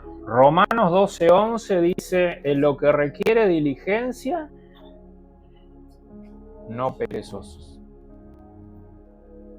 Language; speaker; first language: Spanish; native; Spanish